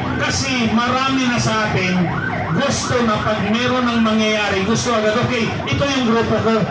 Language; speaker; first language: Filipino; non-native, local second language; Cebuano